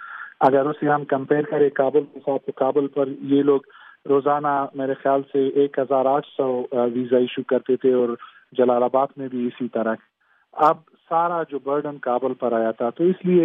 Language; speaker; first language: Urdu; non-native, fluent; Pashto